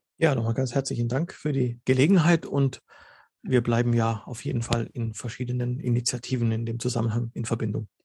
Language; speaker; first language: German; early bilingual, other home language; Slovenian